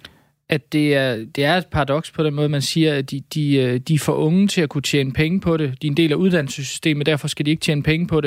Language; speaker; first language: Danish; native; Danish